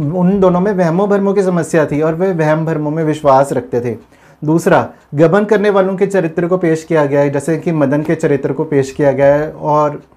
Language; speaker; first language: Hindi; non-native, local second language; Punjabi